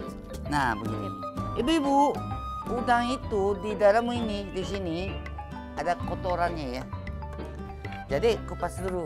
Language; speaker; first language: Indonesian; non-native, learner; Japanese